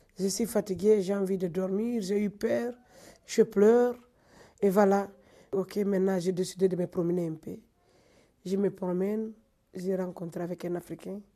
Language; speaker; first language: French; non-native, local second language; Fula